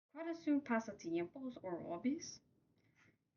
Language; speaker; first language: Spanish; non-native, learner; English